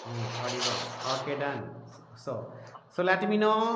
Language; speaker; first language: English; non-native, local second language; Hindi